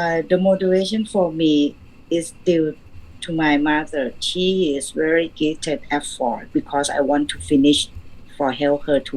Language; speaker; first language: English; non-native, learner; Thai